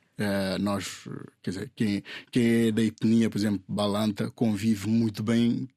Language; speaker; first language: Portuguese; non-native, local second language; Upper Guinea Crioulo